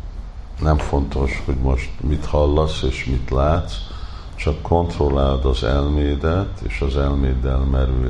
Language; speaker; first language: Hungarian; early bilingual, heritage; Hungarian